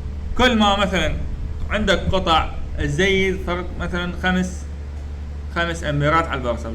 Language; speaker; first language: Arabic; native; Arabic